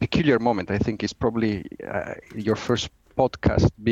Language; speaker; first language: English; non-native, fluent; Italian